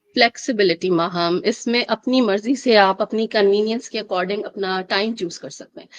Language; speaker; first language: Urdu; native; Urdu